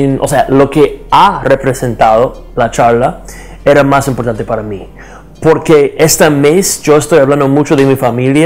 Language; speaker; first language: Spanish; non-native, learner; English